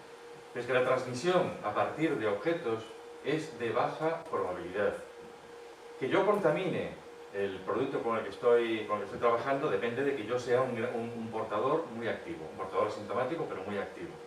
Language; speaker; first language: Spanish; native; Spanish